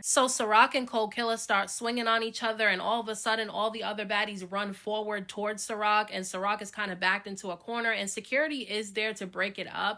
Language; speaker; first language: English; native; English